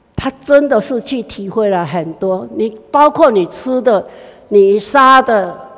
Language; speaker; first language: Chinese; native; Chinese